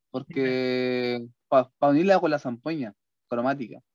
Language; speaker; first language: Spanish; native; Spanish